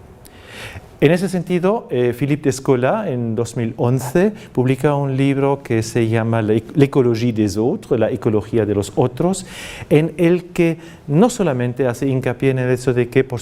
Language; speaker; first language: Spanish; non-native, fluent; German